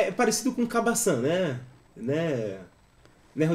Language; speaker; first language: Portuguese; native; Portuguese